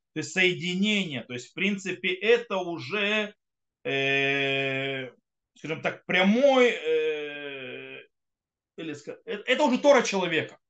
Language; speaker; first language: Russian; early bilingual, heritage; Russian